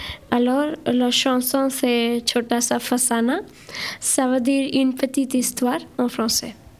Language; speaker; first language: French; non-native, learner; Gujarati